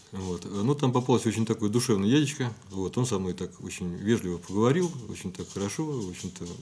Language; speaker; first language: Russian; native; Russian